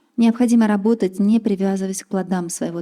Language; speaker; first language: Russian; native; Russian